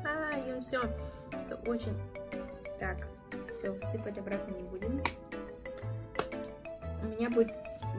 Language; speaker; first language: Russian; native; Russian